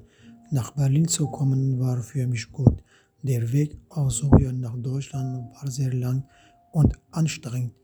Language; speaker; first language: German; non-native, fluent; Arabic